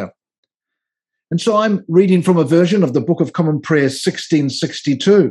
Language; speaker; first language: English; native; English